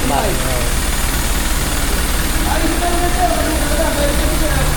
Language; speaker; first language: Filipino; native; Filipino